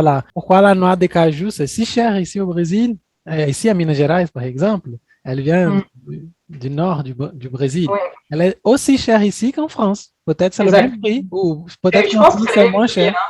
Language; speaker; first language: French; non-native, fluent; Portuguese